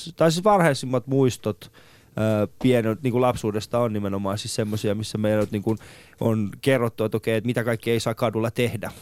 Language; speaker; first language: Finnish; early bilingual, other home language; Persian